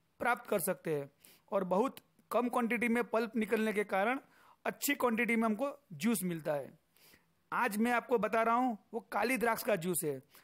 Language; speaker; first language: Hindi; non-native, local second language; Gujarati